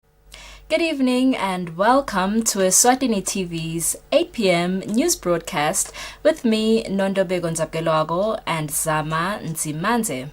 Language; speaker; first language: English; non-native, local second language; Swati